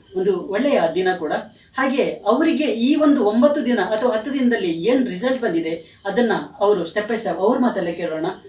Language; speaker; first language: Kannada; native; Kannada